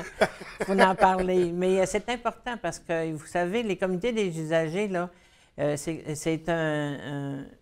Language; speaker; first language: French; native; French